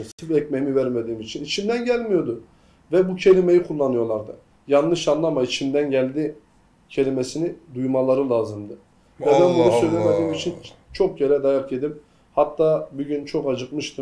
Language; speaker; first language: Turkish; native; Turkish